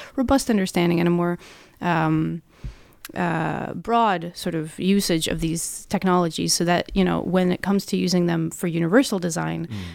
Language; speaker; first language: English; non-native, fluent; Russian